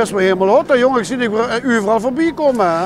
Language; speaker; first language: Dutch; native; Dutch